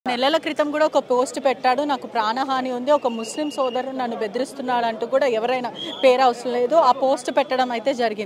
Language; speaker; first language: Telugu; native; Telugu